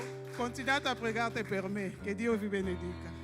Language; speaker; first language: Italian; non-native, fluent; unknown